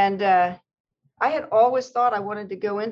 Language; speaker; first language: English; native; English